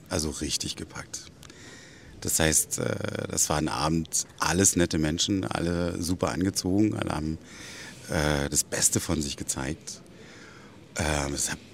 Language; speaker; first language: German; native; German